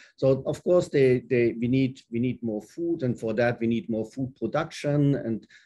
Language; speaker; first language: English; non-native, fluent; German